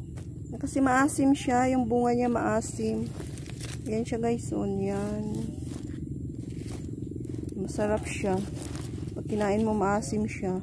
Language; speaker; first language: Filipino; non-native, local second language; Aklanon